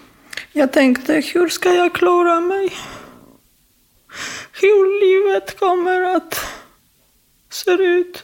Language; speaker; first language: Swedish; non-native, fluent; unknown